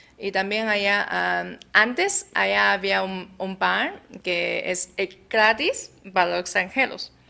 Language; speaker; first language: Spanish; non-native, fluent; Chinese